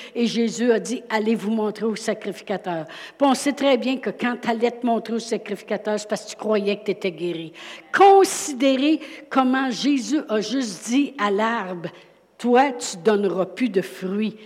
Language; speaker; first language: French; native; French